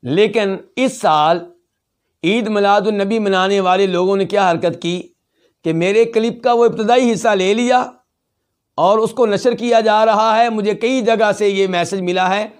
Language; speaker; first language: Urdu; native; Urdu